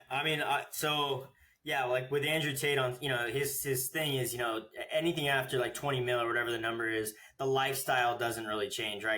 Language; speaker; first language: English; native; English